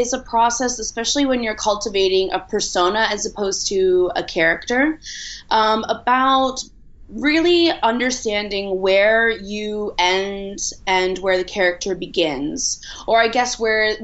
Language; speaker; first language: English; native; English